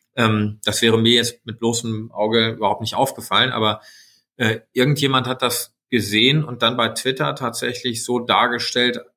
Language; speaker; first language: German; native; German